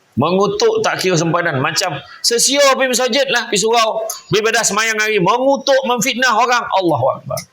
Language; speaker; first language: Malay; native; Malay